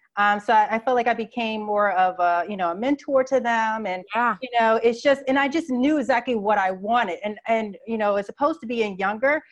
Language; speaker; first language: English; native; English